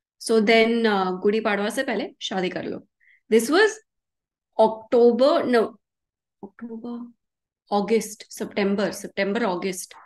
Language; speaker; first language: Hindi; early bilingual, heritage; Hindi